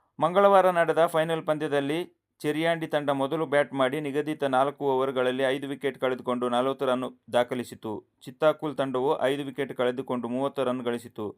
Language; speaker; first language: Kannada; non-native, local second language; Kodava